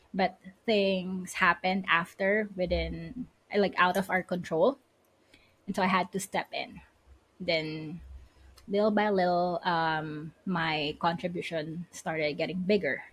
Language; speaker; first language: English; non-native, local second language; Filipino